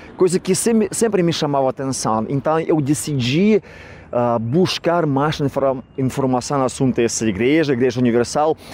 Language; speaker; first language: Portuguese; non-native, learner; Russian